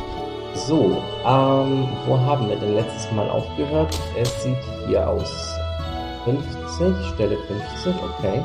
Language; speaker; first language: German; native; German